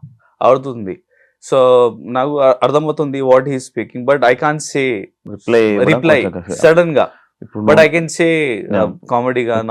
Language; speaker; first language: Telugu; non-native, learner; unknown